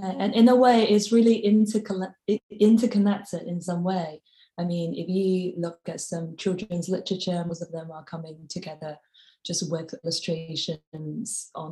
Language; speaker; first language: English; non-native, local second language; Cantonese